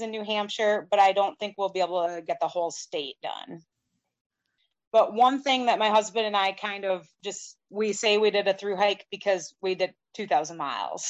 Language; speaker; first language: English; native; English